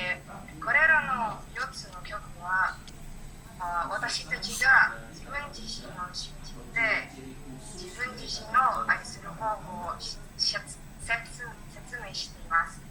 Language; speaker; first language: Japanese; non-native, learner; Indonesian